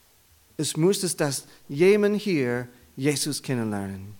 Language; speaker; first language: German; non-native, learner; English